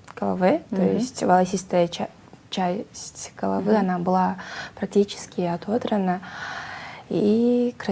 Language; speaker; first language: Russian; non-native, local second language; Kyrgyz